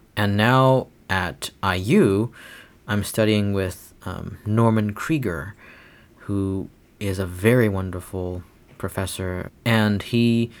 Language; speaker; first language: English; non-native, fluent; Chinese